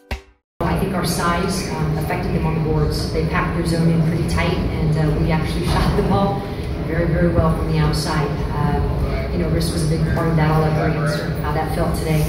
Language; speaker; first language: English; native; English